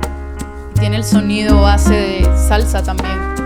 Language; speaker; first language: Spanish; native; Spanish